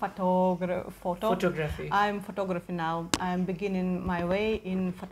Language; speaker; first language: English; non-native, learner; Russian